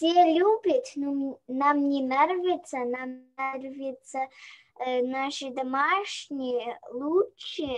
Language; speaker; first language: Russian; early bilingual, heritage; Russian